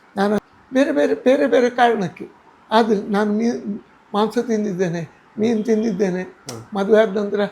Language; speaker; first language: Kannada; non-native, local second language; Tulu